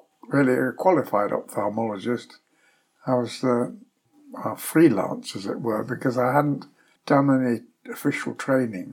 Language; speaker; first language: English; native; English